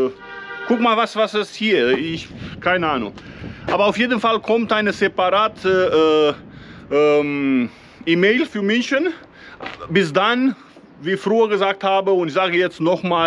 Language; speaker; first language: German; non-native, learner; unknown